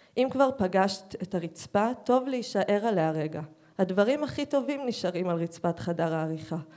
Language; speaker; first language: Hebrew; native; Hebrew